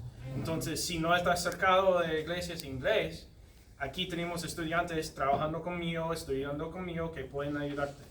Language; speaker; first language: Spanish; non-native, learner; English